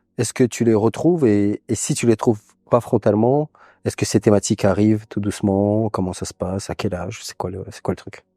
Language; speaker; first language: French; early bilingual, other home language; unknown